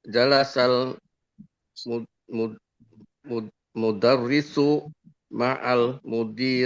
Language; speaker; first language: Arabic; non-native, learner; Indonesian